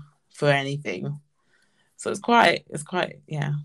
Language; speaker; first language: English; native; English